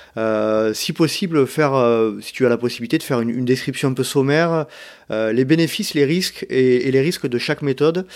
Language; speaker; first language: French; native; French